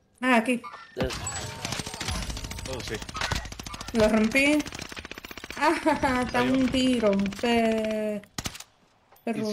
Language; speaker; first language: Spanish; early bilingual, other home language; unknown